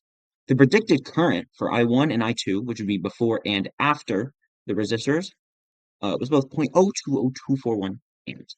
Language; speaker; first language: English; native; English